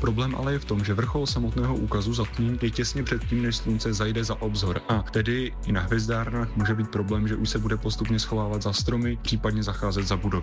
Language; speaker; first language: Czech; native; Czech